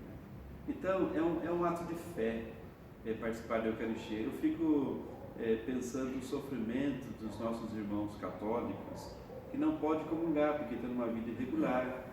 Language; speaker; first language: Portuguese; native; Portuguese